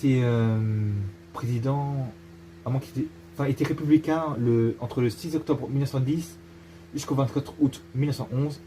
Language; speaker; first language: French; native; French